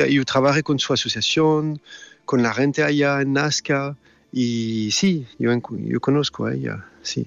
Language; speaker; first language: Spanish; non-native, learner; French